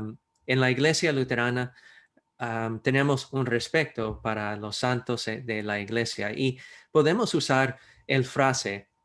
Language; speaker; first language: Spanish; non-native, fluent; English